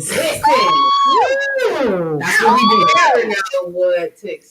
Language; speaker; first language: English; native; English